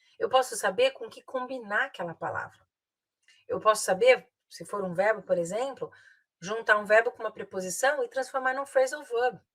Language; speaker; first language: Portuguese; native; Portuguese